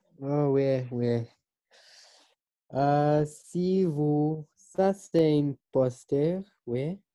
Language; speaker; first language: French; non-native, learner; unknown